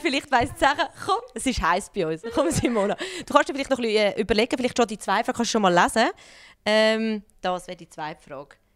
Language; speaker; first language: German; native; German